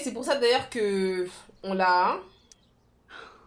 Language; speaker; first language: French; native; French